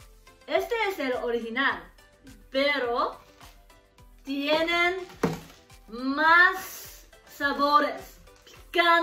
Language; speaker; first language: Spanish; non-native, learner; Japanese